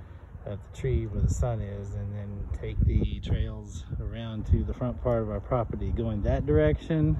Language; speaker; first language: English; native; English